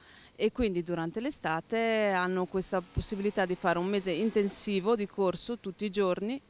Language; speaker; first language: Italian; native; Italian